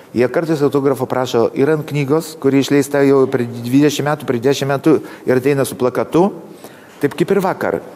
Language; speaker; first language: Lithuanian; native; Lithuanian